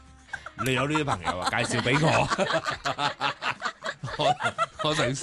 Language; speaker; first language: Cantonese; native; Cantonese